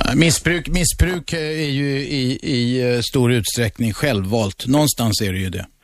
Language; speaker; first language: Swedish; native; Swedish